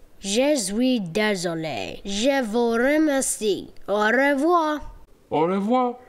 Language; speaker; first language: French; non-native, learner; English